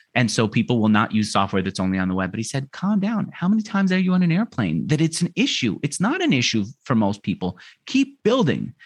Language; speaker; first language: English; native; English